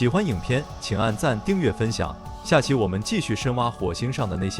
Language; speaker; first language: Chinese; native; Chinese